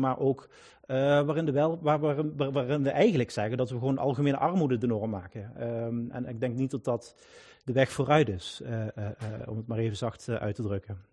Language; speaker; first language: Dutch; native; Dutch